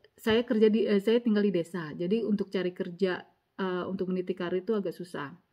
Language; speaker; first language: Indonesian; native; Indonesian